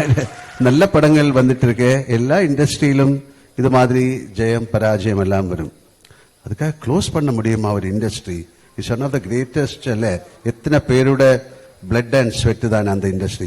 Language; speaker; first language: Tamil; non-native, learner; Malayalam